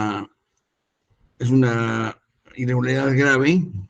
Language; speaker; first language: Spanish; native; Spanish